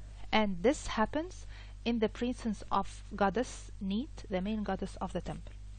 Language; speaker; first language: English; non-native, fluent; Arabic